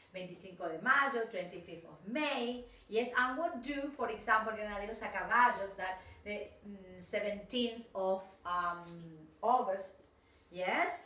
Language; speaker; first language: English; non-native, fluent; Spanish